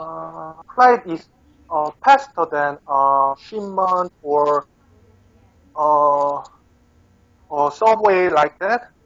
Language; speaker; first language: English; non-native, learner; Korean